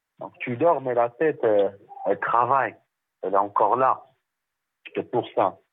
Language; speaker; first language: French; non-native, local second language; Arabic